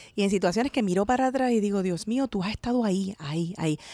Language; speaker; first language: Spanish; native; Spanish